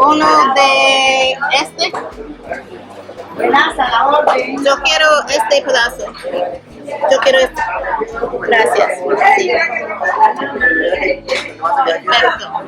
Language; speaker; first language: Spanish; non-native, learner; English